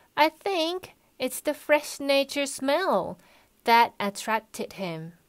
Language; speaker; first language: English; non-native, fluent; Japanese